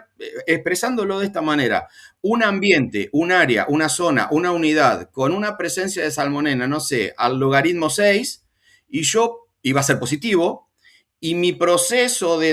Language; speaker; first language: Spanish; native; Spanish